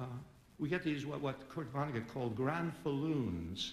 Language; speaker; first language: English; native; English